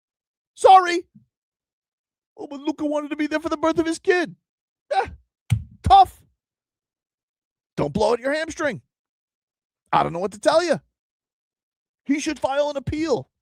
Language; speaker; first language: English; native; English